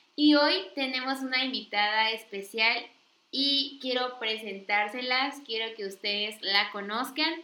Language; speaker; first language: Spanish; native; Spanish